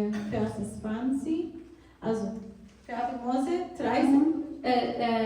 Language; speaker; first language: German; non-native, fluent; Portuguese